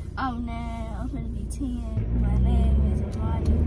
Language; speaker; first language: English; native; English